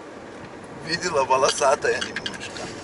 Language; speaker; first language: Russian; non-native, learner; Turkish